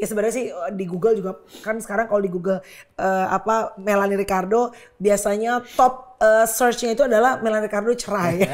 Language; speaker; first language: Indonesian; native; Indonesian